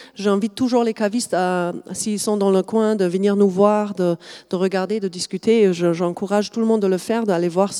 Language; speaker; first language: French; non-native, fluent; German